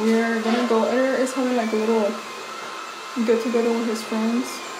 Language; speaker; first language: English; early bilingual, other home language; Spanish